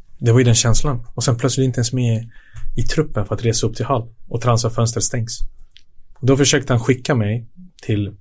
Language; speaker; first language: Swedish; early bilingual, other home language; Serbian